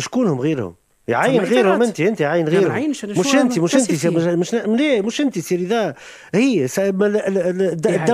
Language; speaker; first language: Arabic; native; Arabic